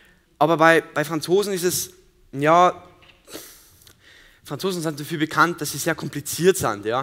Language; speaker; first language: German; native; German